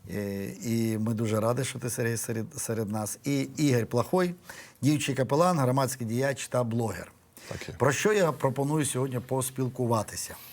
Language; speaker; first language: Ukrainian; native; Ukrainian